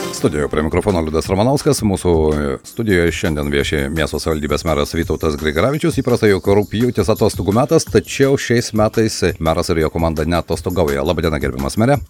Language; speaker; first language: Lithuanian; native; Lithuanian